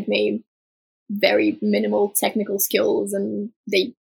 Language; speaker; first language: English; early bilingual, other home language; Romanian